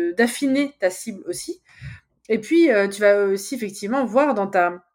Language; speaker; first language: French; native; French